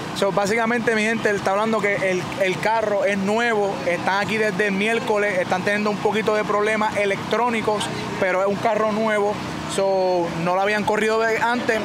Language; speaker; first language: Spanish; native; Spanish